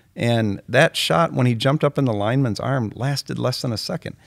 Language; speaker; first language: English; native; English